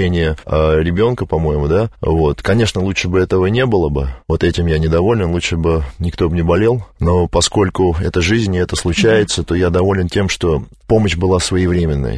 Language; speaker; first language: Russian; native; Russian